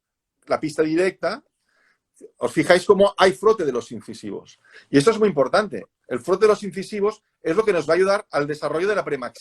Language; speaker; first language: Spanish; native; Spanish